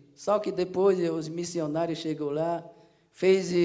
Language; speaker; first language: Portuguese; non-native, local second language; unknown